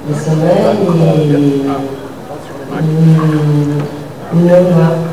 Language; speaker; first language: French; non-native, learner; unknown